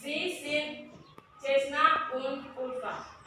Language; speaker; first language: German; non-native, learner; Indonesian